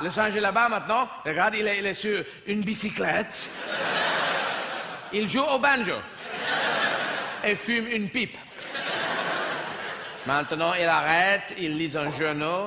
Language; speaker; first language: French; non-native, fluent; English